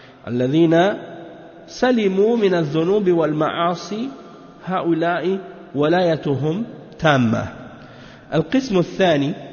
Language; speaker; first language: Arabic; non-native, fluent; French